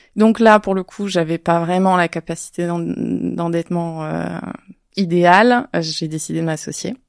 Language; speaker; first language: French; native; French